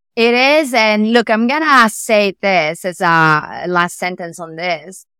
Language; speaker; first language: English; non-native, fluent; Italian